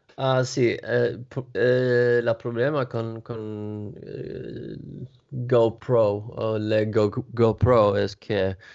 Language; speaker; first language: Italian; non-native, learner; Swedish